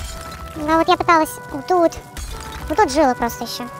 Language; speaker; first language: Russian; native; Russian